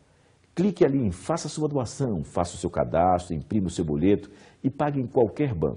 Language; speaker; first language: Portuguese; native; Portuguese